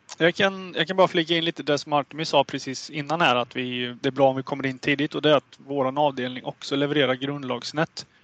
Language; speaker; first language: Swedish; native; Swedish